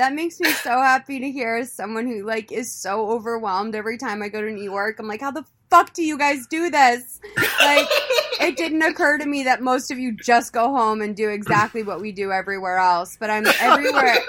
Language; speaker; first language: English; native; English